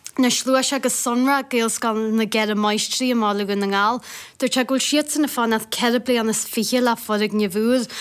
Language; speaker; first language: Irish; native; Irish